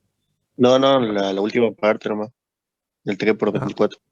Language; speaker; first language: Spanish; native; Spanish